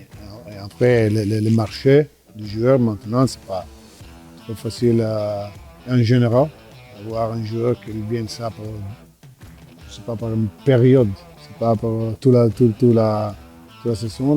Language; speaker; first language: French; non-native, fluent; Italian